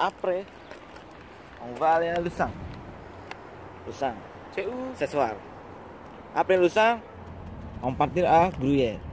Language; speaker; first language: French; non-native, learner; Indonesian